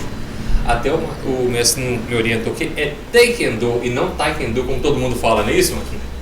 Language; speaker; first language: Portuguese; native; Portuguese